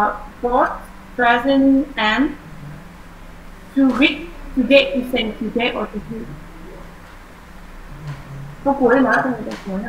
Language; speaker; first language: English; non-native, fluent; Vietnamese